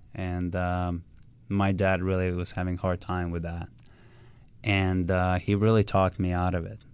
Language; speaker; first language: English; early bilingual, other home language; Russian